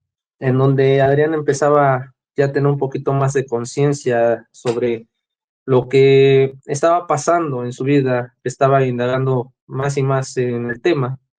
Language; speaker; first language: Spanish; native; Spanish